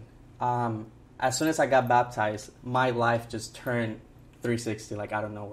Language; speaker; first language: English; non-native, fluent; Spanish